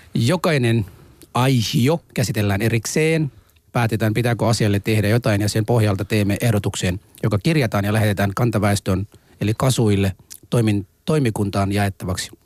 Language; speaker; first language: Finnish; non-native, fluent; Somali